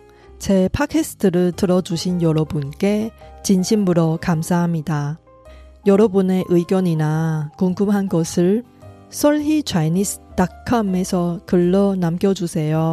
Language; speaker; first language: Korean; non-native, fluent; Chinese